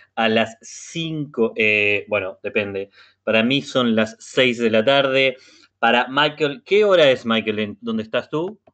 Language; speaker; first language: Spanish; native; Spanish